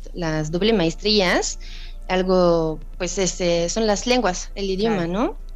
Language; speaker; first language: Spanish; non-native, fluent; French